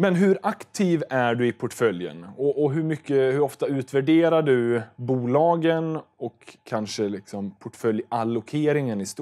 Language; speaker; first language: Swedish; native; Swedish